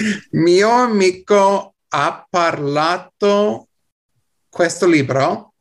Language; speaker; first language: Italian; non-native, learner; English